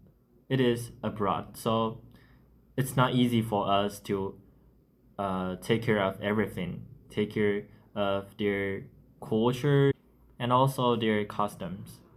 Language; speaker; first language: English; non-native, learner; Chinese